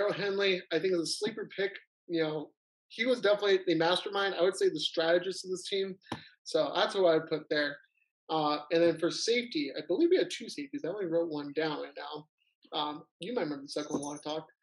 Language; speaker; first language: English; native; English